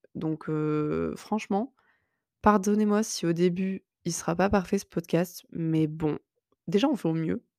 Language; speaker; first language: French; native; French